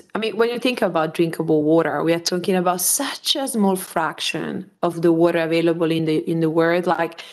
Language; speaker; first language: English; non-native, fluent; Italian